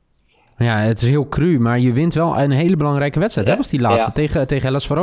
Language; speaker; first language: Dutch; native; Dutch